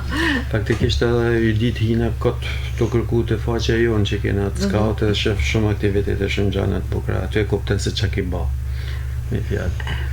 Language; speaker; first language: Albanian; native; Albanian